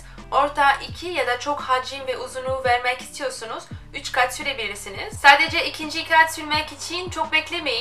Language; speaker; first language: Turkish; non-native, fluent; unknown